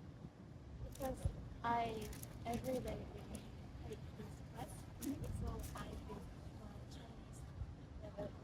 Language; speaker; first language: English; non-native, learner; Korean